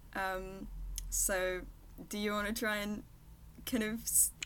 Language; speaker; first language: English; non-native, fluent; French